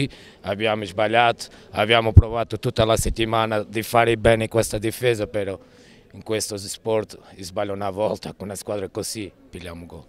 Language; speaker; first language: Italian; non-native, fluent; Portuguese